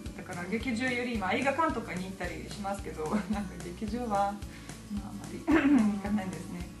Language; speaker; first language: Japanese; non-native, fluent; Russian